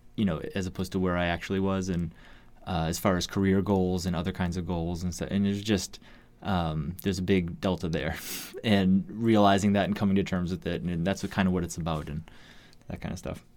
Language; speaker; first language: English; native; English